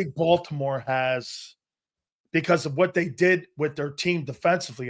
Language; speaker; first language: English; native; English